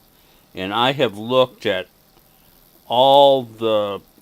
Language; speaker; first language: English; native; English